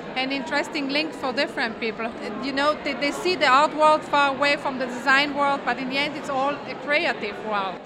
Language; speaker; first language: English; non-native, fluent; Italian